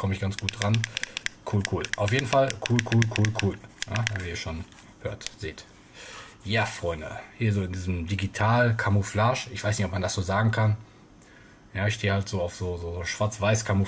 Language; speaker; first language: German; native; German